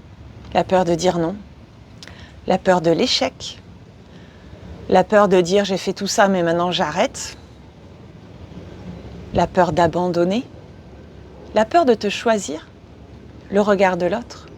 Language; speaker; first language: French; native; French